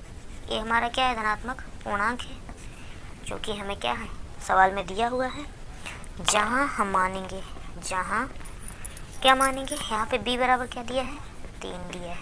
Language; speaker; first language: Hindi; native; Hindi